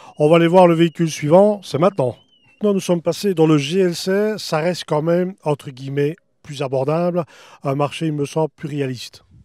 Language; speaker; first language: French; native; French